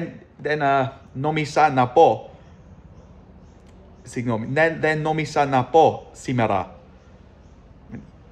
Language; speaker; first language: Greek; non-native, learner; English